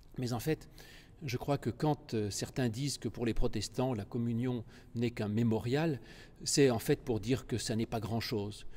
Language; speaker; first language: French; native; French